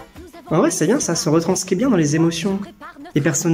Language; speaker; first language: French; native; French